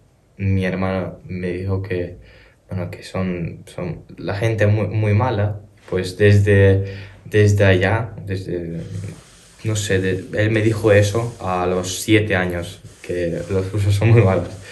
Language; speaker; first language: Spanish; early bilingual, other home language; Ukrainian